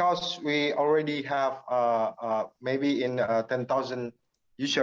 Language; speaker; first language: English; non-native, learner; Indonesian